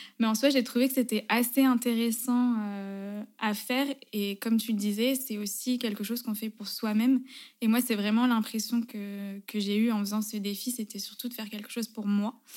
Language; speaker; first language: French; native; French